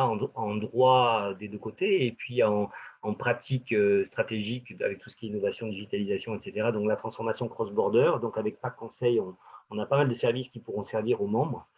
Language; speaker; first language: French; native; French